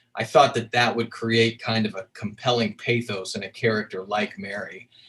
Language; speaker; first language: English; native; English